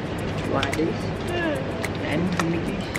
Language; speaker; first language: English; non-native, learner; Turkish